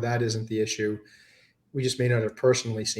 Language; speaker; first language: English; native; English